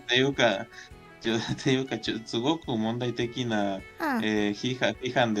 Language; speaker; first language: Japanese; non-native, learner; Spanish